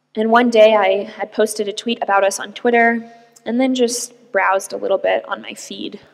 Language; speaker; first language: English; native; English